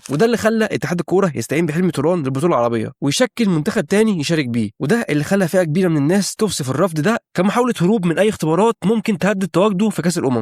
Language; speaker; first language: Arabic; native; Arabic